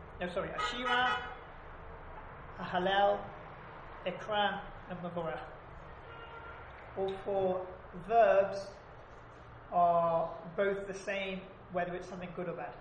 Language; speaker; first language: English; native; English